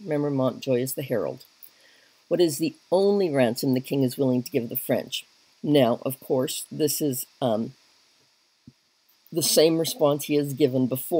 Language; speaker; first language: English; native; English